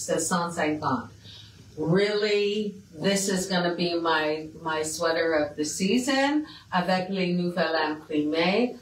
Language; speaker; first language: French; non-native, fluent; English